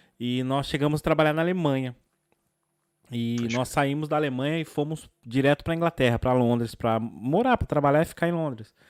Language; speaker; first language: Portuguese; native; Portuguese